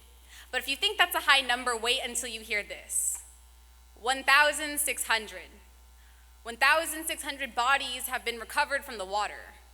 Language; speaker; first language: English; native; English